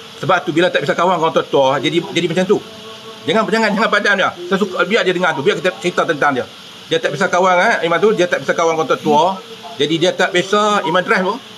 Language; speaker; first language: Malay; native; Malay